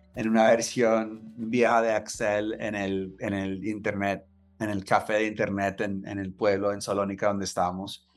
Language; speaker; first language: Spanish; non-native, fluent; English